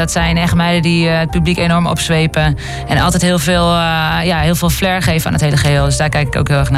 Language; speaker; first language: Dutch; native; Dutch